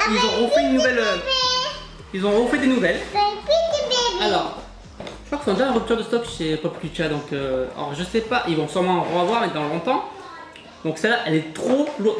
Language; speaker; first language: French; native; French